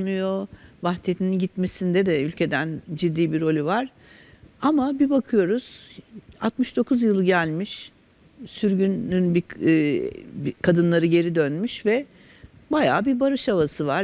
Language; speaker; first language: Turkish; native; Turkish